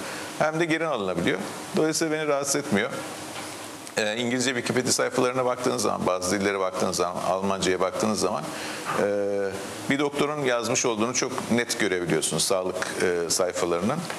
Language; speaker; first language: Turkish; native; Turkish